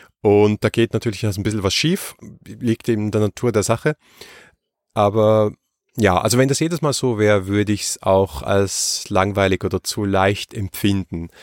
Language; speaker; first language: German; native; German